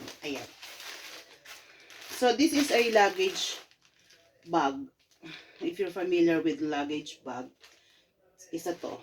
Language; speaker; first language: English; non-native, local second language; Filipino